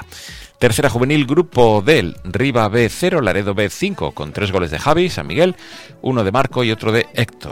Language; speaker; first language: Spanish; native; Spanish